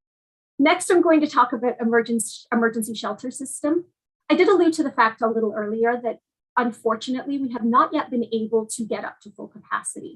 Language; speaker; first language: English; native; English